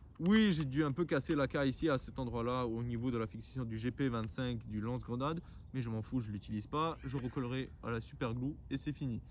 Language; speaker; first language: French; non-native, fluent; Ukrainian